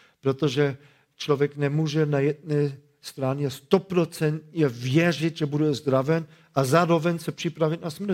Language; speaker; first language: Czech; non-native, fluent; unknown